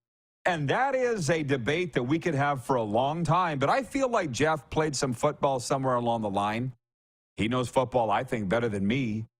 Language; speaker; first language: English; native; English